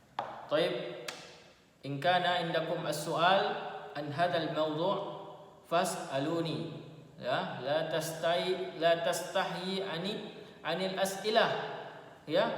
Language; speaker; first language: Arabic; non-native, fluent; Indonesian